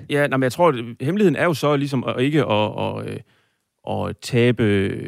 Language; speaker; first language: Danish; native; Danish